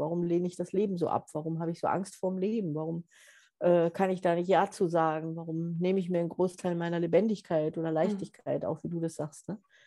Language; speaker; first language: German; native; German